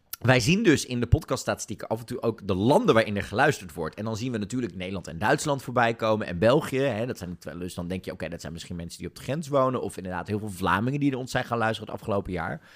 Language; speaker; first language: Dutch; native; Dutch